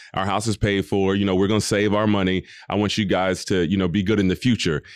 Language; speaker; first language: English; native; English